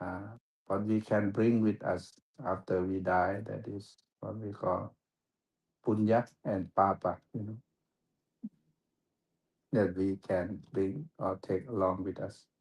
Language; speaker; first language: English; non-native, fluent; Thai